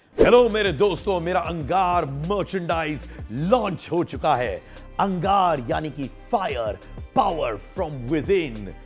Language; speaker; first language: Hindi; non-native, local second language; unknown